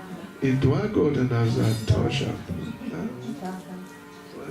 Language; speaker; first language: Russian; non-native, learner; English